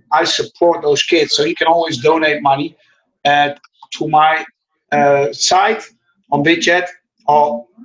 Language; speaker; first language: English; non-native, fluent; Dutch